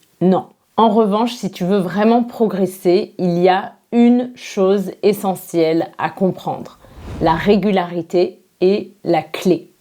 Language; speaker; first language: French; native; French